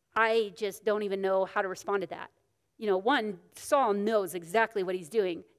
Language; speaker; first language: English; native; English